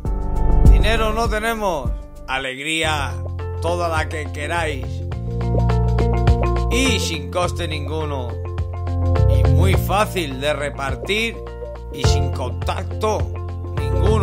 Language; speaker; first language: Spanish; native; Spanish